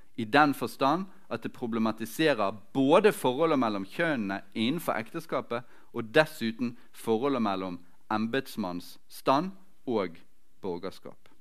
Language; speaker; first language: Norwegian; native; Norwegian